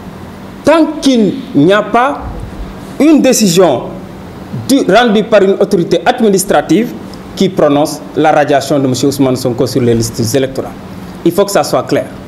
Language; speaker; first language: French; non-native, local second language; Wolof